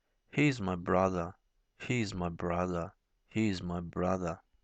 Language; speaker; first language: English; non-native, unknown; Turkish